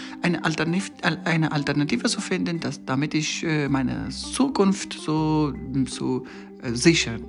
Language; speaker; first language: German; non-native, learner; Persian